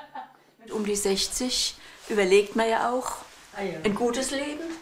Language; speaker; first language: German; native; German